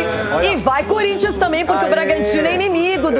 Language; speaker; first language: Portuguese; native; Portuguese